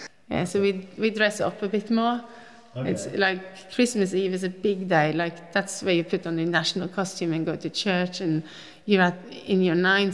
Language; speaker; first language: English; non-native, fluent; Norwegian